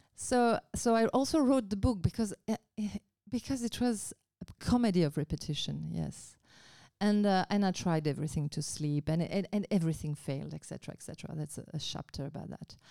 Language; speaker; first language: English; non-native, fluent; French